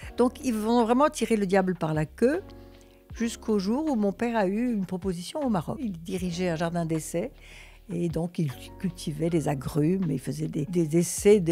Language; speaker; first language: French; early bilingual, other home language; Russian